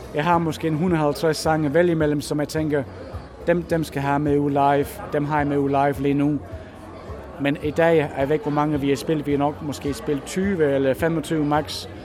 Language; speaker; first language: Danish; non-native, fluent; English